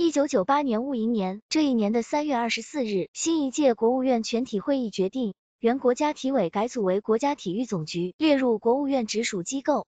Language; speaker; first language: Chinese; native; Chinese